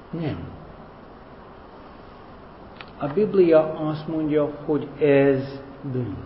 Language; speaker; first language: Hungarian; non-native, fluent; English